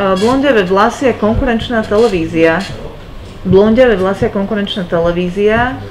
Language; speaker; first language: Slovak; native; Slovak